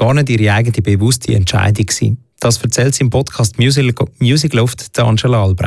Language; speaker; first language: German; native; German